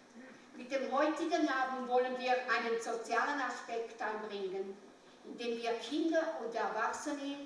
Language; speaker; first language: German; non-native, local second language; Romansh